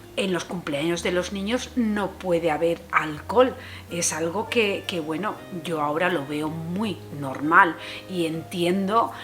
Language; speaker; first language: Spanish; native; Spanish